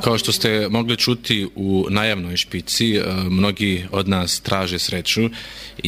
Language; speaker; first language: Croatian; native; Croatian